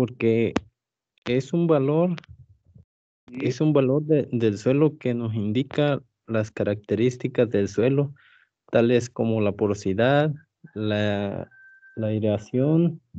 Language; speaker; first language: Spanish; native; Spanish